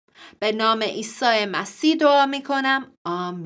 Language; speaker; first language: Persian; native; Persian